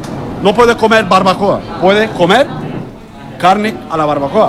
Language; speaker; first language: Spanish; non-native, learner; Turkish